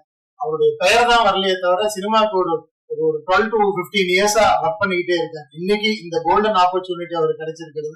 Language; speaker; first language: Tamil; native; Tamil